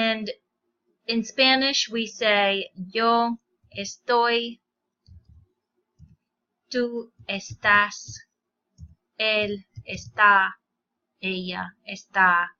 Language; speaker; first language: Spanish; non-native, fluent; English